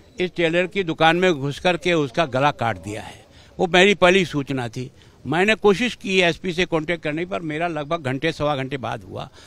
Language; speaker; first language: Hindi; native; Hindi